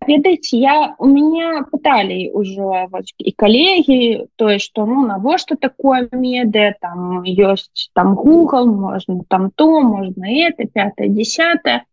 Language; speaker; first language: Belarusian; native; Belarusian